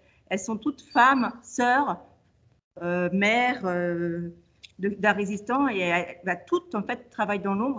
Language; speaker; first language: French; native; French